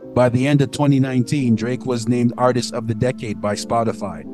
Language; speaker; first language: English; native; English